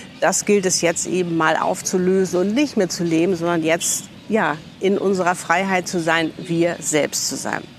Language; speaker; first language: German; native; German